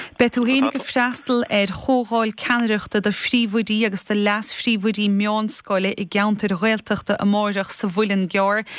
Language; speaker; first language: Irish; native; Irish